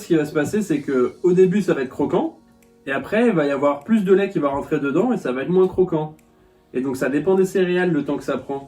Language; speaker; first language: French; native; French